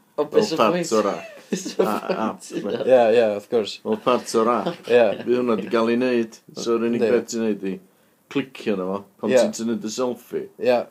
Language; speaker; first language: Welsh; native; Welsh